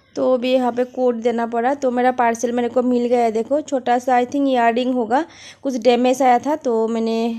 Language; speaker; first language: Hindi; non-native, local second language; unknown